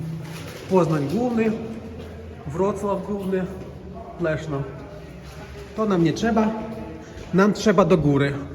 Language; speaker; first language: Polish; non-native, learner; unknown